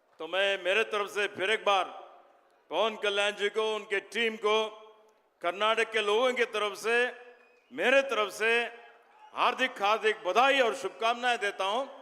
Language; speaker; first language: Hindi; non-native, local second language; Kannada